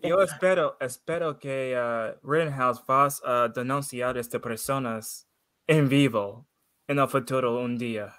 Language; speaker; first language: Spanish; non-native, learner; English